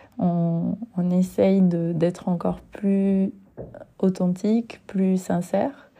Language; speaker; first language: French; non-native, fluent; Spanish